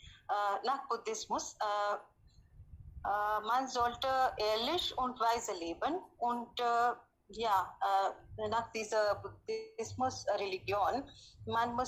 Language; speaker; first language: German; non-native, learner; Hindi